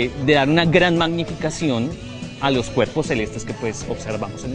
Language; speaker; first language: Spanish; native; Spanish